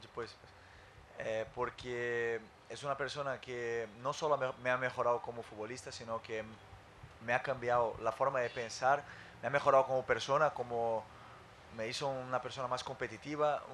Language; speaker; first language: Spanish; non-native, fluent; Portuguese